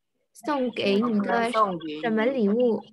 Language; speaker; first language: Chinese; non-native, learner; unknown